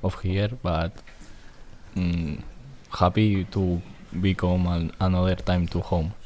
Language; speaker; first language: English; non-native, learner; Catalan